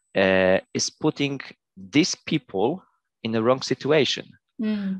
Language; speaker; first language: English; non-native, fluent; Polish